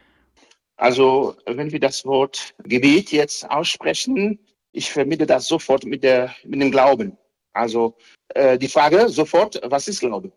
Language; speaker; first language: German; non-native, fluent; Haitian Creole